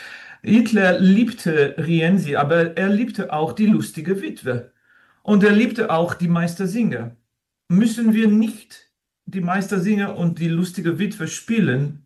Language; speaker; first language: German; non-native, learner; French